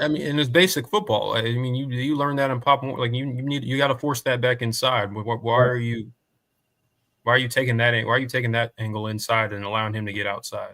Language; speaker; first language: English; native; English